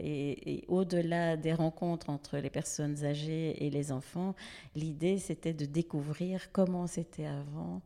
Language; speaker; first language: French; native; French